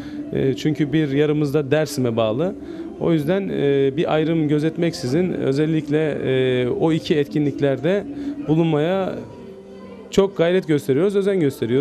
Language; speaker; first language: Turkish; native; Turkish